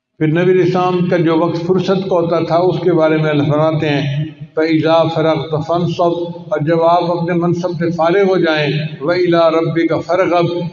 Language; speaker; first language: Urdu; non-native, local second language; Punjabi